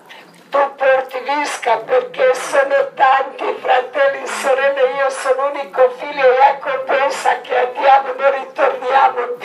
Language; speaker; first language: Italian; non-native, learner; Croatian